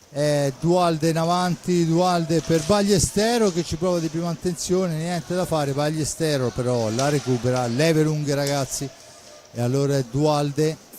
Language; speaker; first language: Italian; native; Italian